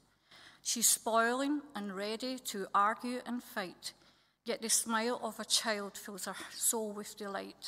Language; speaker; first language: English; native; English